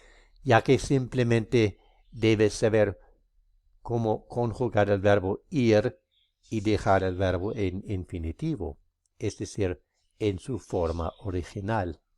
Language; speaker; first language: Spanish; non-native, fluent; English